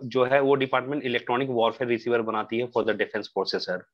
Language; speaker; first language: Hindi; native; Hindi